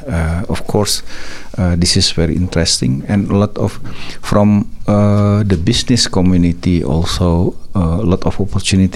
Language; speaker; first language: English; non-native, learner; Indonesian